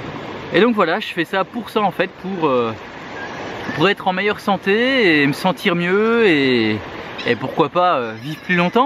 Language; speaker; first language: French; native; French